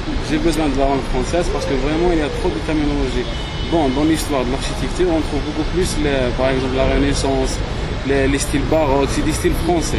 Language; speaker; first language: French; non-native, local second language; Arabic